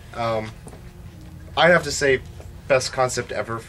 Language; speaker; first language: English; native; English